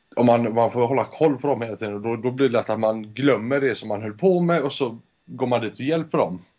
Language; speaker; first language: Swedish; early bilingual, heritage; Spanish